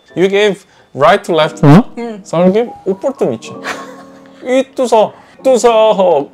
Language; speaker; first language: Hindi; non-native, learner; Korean